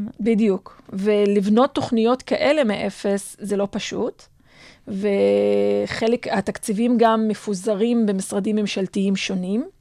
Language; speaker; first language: Hebrew; non-native, local second language; Adyghe